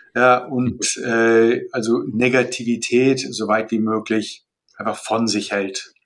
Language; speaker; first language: German; non-native, fluent; Malay